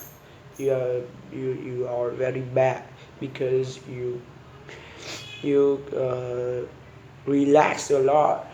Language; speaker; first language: English; non-native, learner; Vietnamese